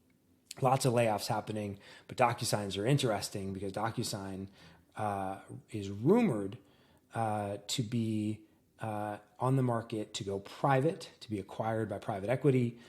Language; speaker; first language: English; native; English